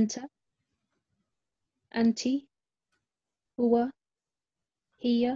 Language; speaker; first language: Arabic; non-native, learner; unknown